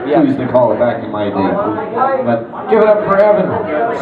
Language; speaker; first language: English; native; English